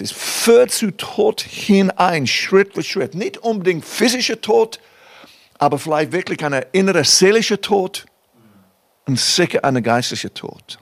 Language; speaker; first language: German; non-native, fluent; English